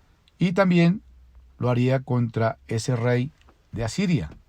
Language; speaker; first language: Spanish; native; Spanish